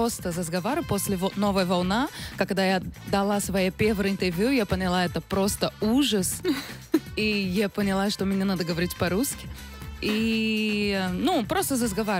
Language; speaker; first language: Russian; non-native, learner; Portuguese